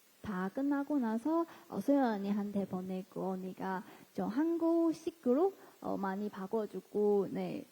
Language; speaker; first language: Korean; non-native, fluent; Chinese